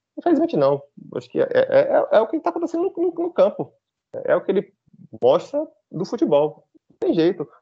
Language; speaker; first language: Portuguese; native; Portuguese